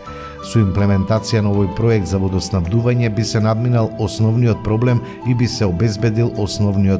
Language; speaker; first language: Macedonian; native; Macedonian